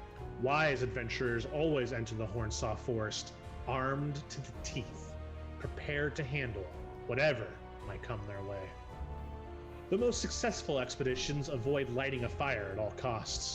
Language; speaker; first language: English; native; English